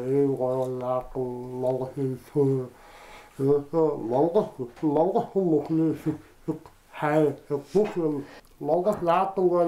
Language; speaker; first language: Mongolian; non-native, learner; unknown